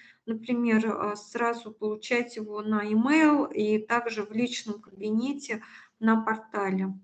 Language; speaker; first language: Russian; native; Russian